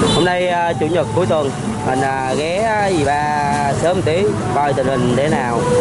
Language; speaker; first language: Vietnamese; native; Vietnamese